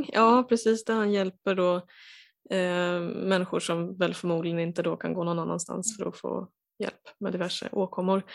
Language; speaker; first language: Swedish; native; Swedish